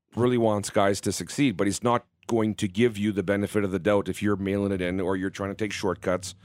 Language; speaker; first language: English; native; English